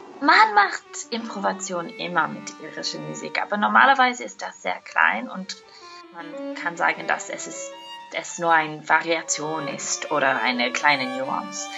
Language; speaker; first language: German; non-native, learner; English